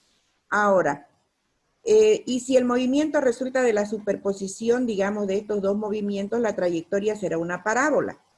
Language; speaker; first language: Spanish; native; Spanish